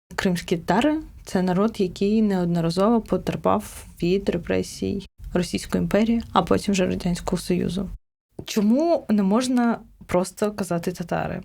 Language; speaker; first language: Ukrainian; non-native, local second language; Crimean Tatar